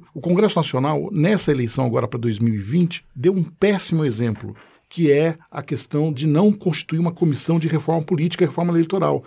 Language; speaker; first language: Portuguese; native; Portuguese